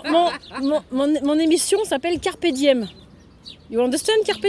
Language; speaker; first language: French; native; French